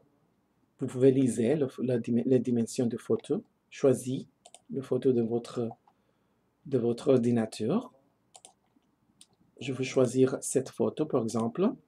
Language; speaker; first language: French; non-native, fluent; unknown